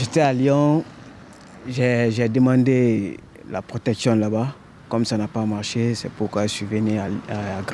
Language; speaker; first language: French; non-native, fluent; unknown